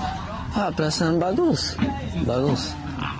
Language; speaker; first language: Indonesian; non-native, learner; Portuguese